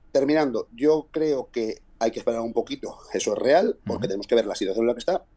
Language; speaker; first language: Spanish; native; Spanish